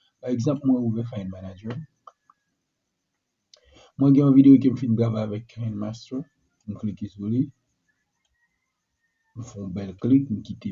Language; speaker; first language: French; non-native, learner; Haitian Creole